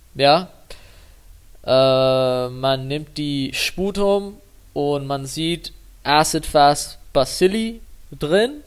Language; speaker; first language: German; non-native, fluent; English